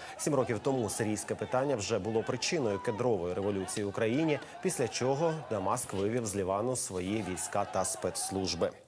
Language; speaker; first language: Ukrainian; native; Ukrainian